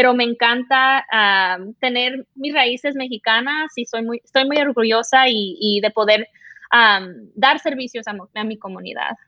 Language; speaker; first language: Spanish; early bilingual, heritage; Spanish